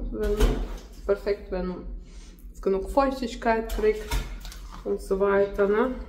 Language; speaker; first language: German; non-native, fluent; Russian